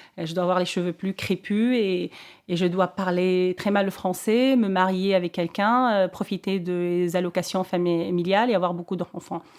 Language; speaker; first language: French; non-native, local second language; Arabic